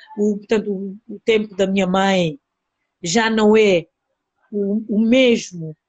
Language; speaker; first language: Portuguese; non-native, local second language; Upper Guinea Crioulo